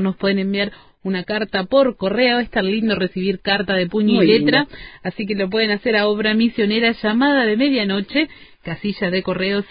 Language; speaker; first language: Spanish; native; Spanish